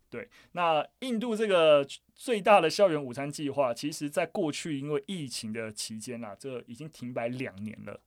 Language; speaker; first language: Chinese; native; Chinese